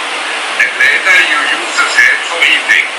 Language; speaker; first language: English; non-native, fluent; German